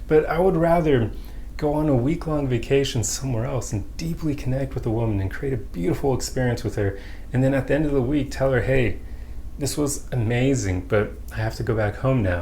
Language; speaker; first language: English; native; English